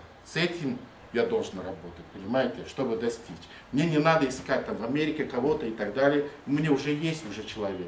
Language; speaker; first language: Russian; non-native, fluent; Mongolian